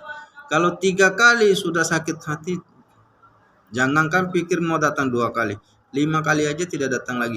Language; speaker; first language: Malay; non-native, learner; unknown